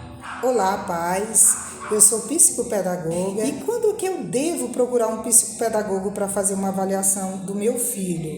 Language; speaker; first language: Portuguese; native; Portuguese